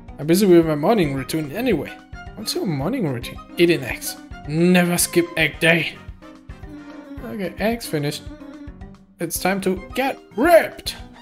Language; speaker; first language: English; non-native, fluent; German